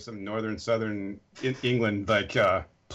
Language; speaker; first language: English; native; English